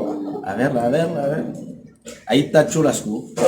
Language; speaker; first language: Spanish; non-native, learner; Haitian Creole